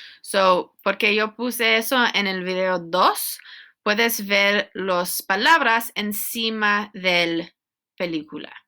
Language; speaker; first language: Spanish; non-native, learner; English